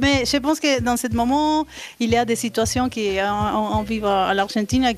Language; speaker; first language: French; non-native, fluent; Spanish